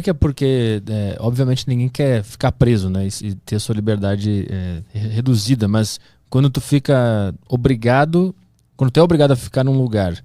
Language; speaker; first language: Portuguese; native; Portuguese